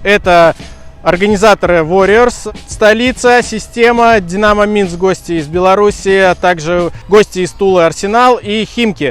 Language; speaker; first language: Russian; native; Russian